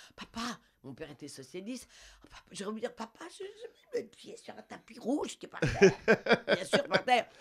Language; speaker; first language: French; non-native, local second language; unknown